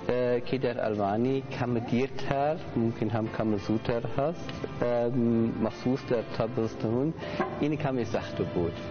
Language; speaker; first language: Persian; non-native, learner; German